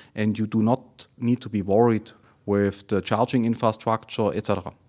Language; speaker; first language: English; non-native, fluent; German